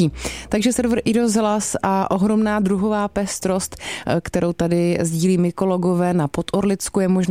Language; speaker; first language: Czech; native; Czech